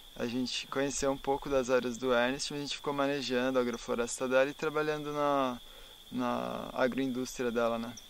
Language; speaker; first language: Portuguese; native; Portuguese